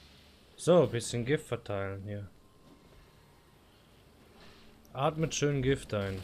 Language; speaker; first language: German; native; German